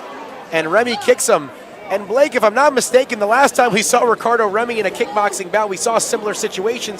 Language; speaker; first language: English; native; English